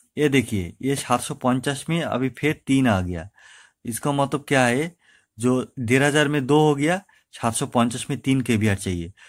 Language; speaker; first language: Hindi; non-native, local second language; Bangla